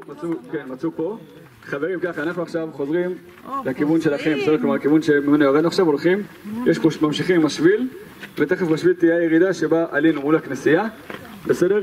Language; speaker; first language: Hebrew; native; Hebrew